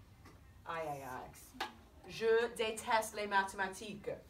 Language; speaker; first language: French; non-native, fluent; English